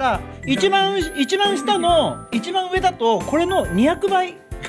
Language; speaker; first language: Japanese; native; Japanese